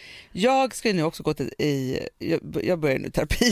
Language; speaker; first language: Swedish; native; Swedish